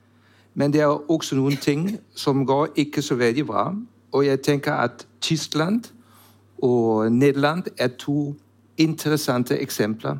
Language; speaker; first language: Norwegian; non-native, learner; German